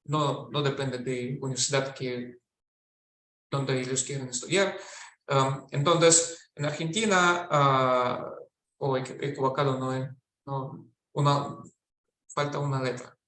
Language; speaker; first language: Spanish; non-native, fluent; Russian